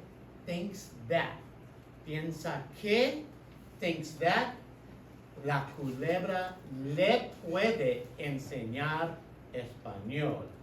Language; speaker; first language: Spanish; non-native, fluent; English